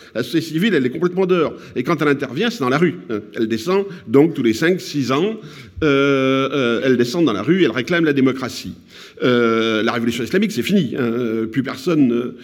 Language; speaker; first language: French; native; French